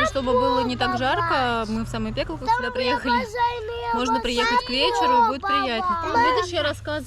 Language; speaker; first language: Russian; native; Russian